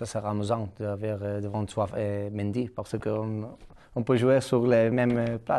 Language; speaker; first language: French; non-native, learner; Catalan